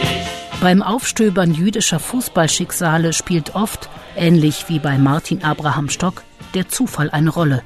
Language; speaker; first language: German; native; German